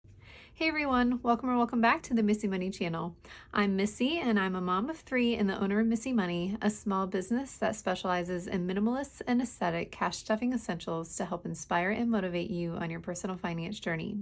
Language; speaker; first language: English; native; English